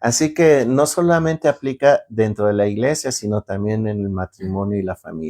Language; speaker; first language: Spanish; native; Spanish